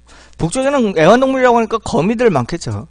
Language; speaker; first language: Korean; native; Korean